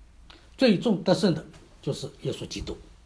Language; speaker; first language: Chinese; native; Chinese